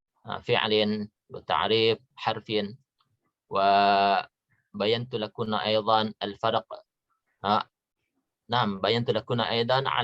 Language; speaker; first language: Arabic; non-native, fluent; Indonesian